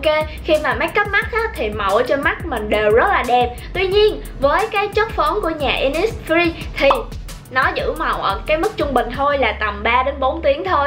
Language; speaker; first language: Vietnamese; native; Vietnamese